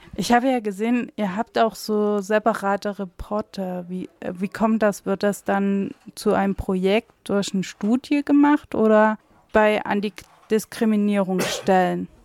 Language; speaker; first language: German; native; German